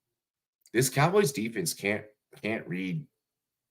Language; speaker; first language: English; native; English